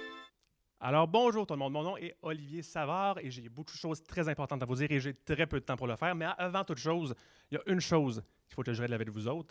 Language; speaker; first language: French; native; French